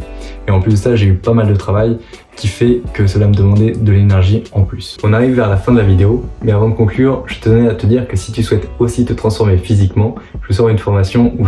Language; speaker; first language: French; native; French